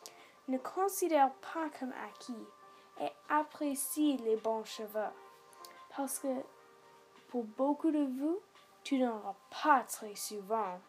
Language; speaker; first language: French; non-native, local second language; English